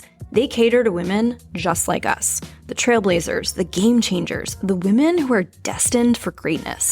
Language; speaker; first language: English; native; English